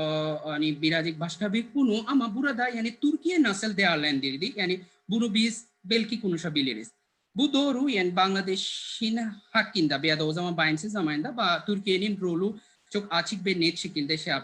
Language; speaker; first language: Turkish; non-native, learner; Bangla